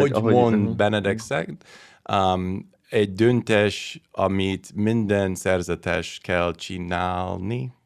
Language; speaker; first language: Hungarian; non-native, learner; English